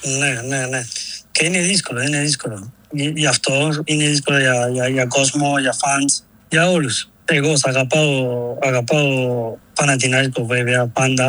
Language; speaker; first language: Greek; non-native, learner; Spanish